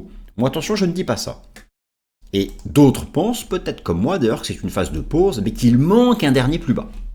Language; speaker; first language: French; native; French